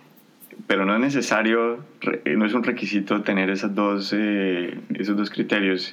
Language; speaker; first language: Spanish; native; Spanish